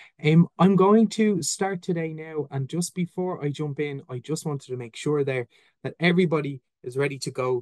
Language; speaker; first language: English; native; English